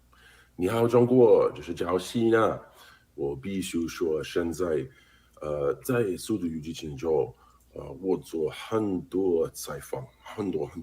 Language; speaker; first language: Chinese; non-native, learner; English